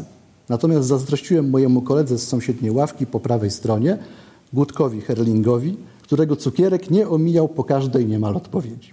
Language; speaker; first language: Polish; native; Polish